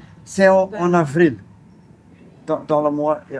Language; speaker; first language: French; non-native, fluent; Dutch